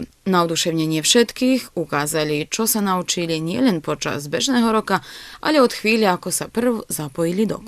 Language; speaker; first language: Slovak; native; Slovak